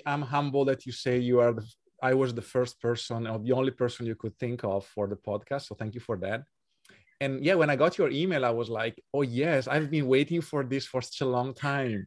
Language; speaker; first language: English; non-native, fluent; Italian